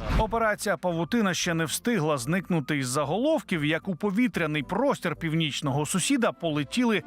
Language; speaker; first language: Ukrainian; native; Ukrainian